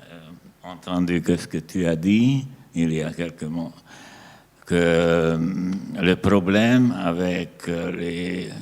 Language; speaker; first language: French; non-native, learner; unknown